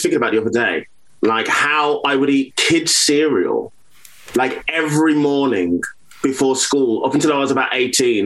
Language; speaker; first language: English; native; English